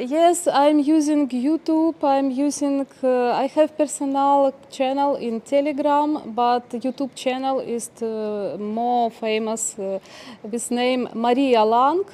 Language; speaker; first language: English; non-native, learner; Ukrainian